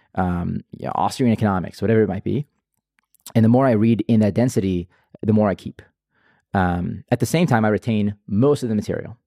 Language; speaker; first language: English; non-native, fluent; Hebrew